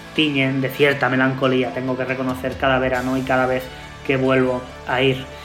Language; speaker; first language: Spanish; native; Spanish